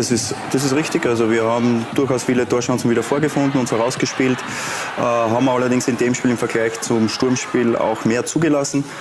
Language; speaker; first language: German; native; German